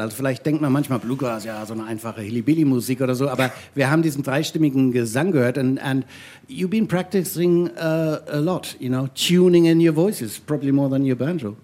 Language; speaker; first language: German; native; German